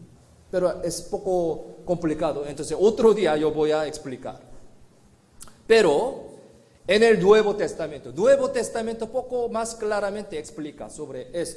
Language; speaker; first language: Spanish; non-native, fluent; Korean